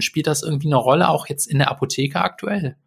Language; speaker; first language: German; native; German